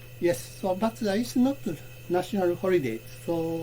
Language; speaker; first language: English; non-native, learner; Japanese